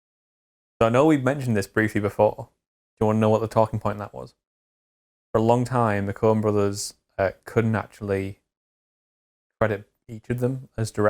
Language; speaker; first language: English; native; English